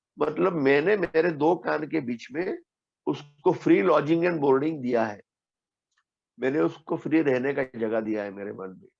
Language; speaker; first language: Hindi; non-native, local second language; Marathi